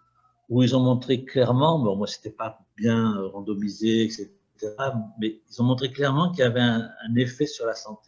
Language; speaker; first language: French; native; French